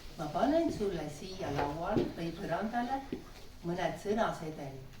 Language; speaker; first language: Estonian; native; Estonian